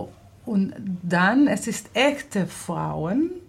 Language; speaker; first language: German; non-native, fluent; Hebrew